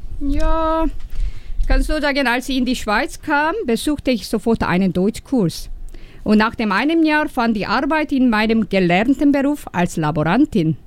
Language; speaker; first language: German; non-native, learner; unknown